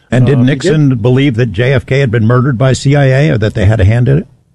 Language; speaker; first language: English; native; English